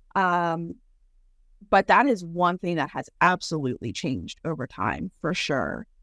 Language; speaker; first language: English; native; English